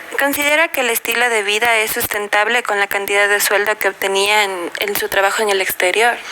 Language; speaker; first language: Spanish; native; Spanish